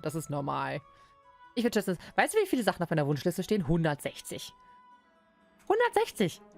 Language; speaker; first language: German; native; German